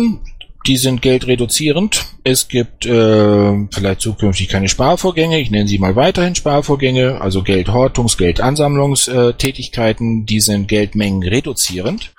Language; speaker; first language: German; native; German